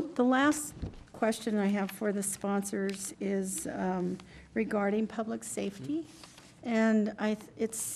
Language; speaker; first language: English; native; English